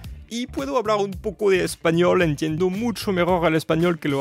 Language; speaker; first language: Spanish; non-native, learner; French